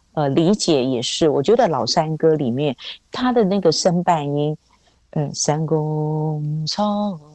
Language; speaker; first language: Chinese; non-native, local second language; Hakka Chinese